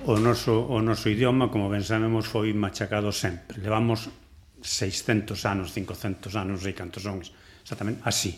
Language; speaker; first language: Galician; native; Galician